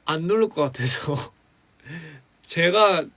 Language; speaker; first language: Korean; early bilingual, other home language; English